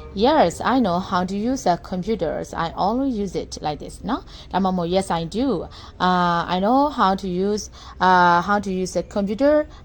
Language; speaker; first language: English; non-native, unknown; Burmese